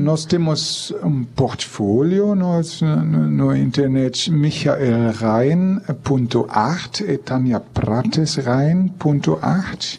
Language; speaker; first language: Portuguese; non-native, fluent; German